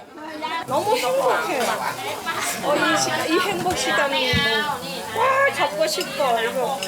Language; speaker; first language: Korean; non-native, learner; Thai